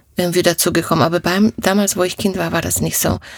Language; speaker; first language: German; non-native, fluent; Polish